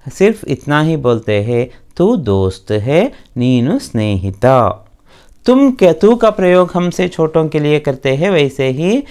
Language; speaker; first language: Hindi; non-native, local second language; Kannada